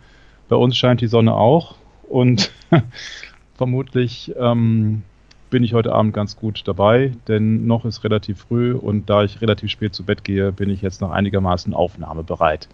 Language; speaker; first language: German; native; German